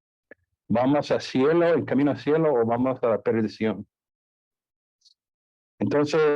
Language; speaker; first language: Spanish; non-native, fluent; English